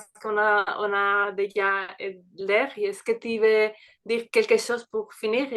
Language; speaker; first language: French; non-native, fluent; Spanish